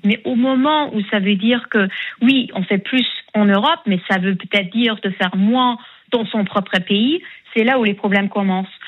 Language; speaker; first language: French; non-native, fluent; German